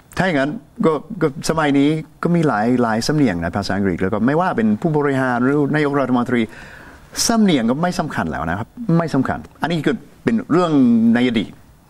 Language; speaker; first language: Thai; non-native, fluent; English